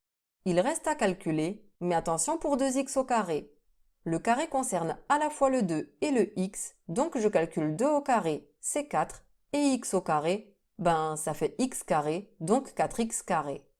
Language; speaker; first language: French; native; French